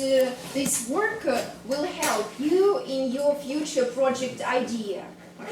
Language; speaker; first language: English; non-native, fluent; Russian